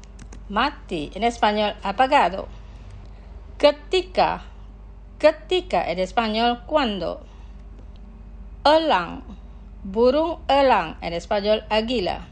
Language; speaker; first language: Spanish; non-native, fluent; Indonesian